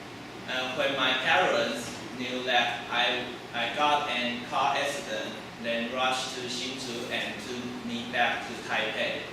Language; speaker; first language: English; non-native, learner; Chinese